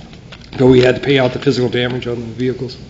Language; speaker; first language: English; native; English